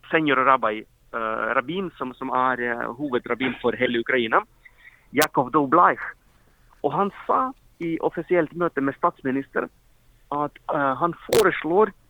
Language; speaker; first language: Norwegian; non-native, fluent; Ukrainian